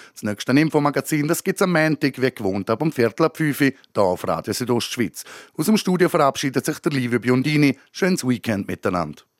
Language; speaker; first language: German; native; German